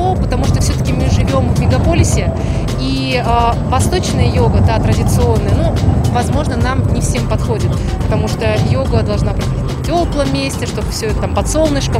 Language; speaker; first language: Russian; native; Russian